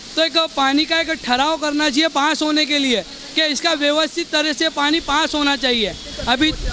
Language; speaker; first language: Hindi; non-native, local second language; Gujarati